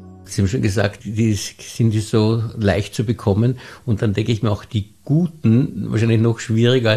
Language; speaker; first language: German; native; German